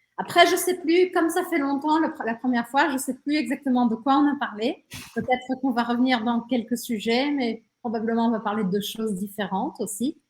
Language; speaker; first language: French; native; French